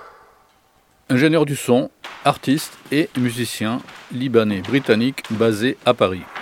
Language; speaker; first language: French; native; French